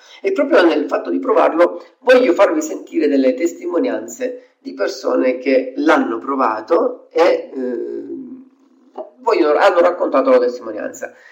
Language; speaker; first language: Italian; native; Italian